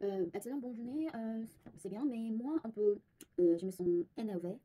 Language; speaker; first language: French; non-native, learner; Korean